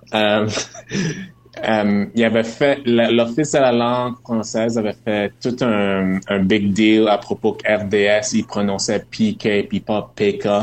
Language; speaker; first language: French; native; French